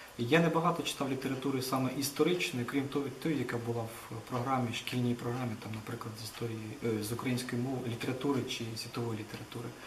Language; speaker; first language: Ukrainian; native; Ukrainian